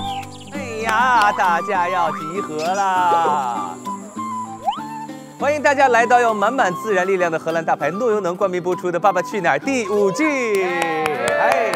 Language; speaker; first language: Chinese; native; Chinese